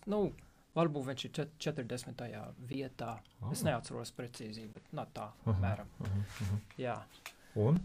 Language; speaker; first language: Latvian; non-native, fluent; English